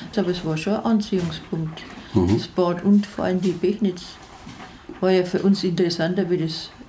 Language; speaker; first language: German; native; German